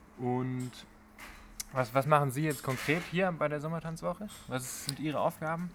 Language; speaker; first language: German; native; German